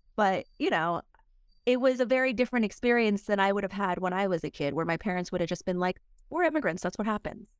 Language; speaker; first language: English; early bilingual, other home language; Korean